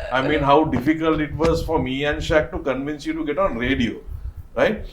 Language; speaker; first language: English; non-native, local second language; Sinhala